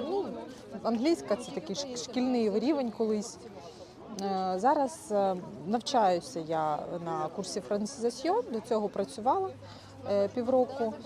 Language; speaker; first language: Ukrainian; native; Ukrainian